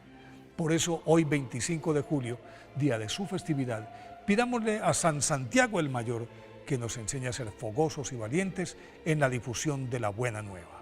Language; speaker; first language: Spanish; native; Spanish